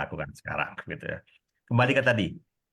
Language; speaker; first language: Indonesian; native; Indonesian